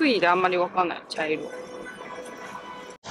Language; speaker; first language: Japanese; non-native, fluent; Chinese